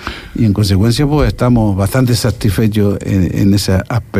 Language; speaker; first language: Spanish; native; Spanish